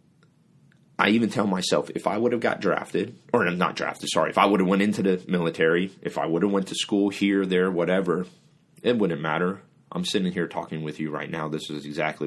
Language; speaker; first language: English; native; English